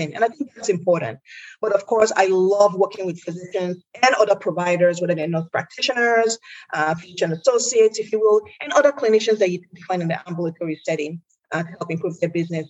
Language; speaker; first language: English; non-native, local second language; Yoruba